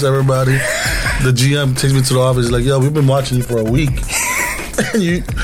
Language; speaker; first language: English; native; English